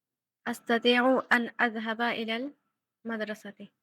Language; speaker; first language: Arabic; non-native, learner; Urdu